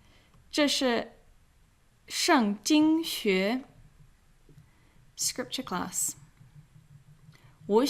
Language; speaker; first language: Chinese; non-native, fluent; English